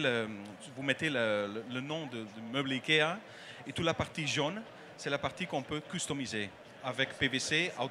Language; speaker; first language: French; non-native, learner; Dutch